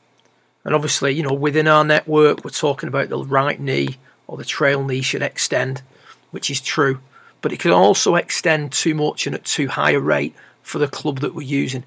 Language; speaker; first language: English; native; English